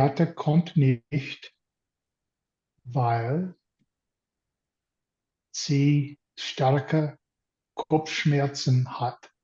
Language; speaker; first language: German; non-native, learner; English